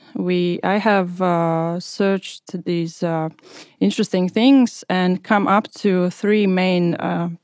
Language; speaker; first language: English; non-native, fluent; Latvian